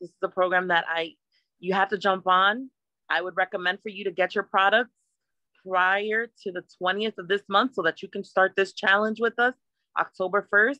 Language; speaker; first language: English; early bilingual, other home language; Spanish